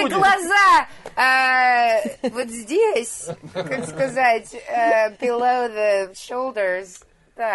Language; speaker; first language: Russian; early bilingual, heritage; Russian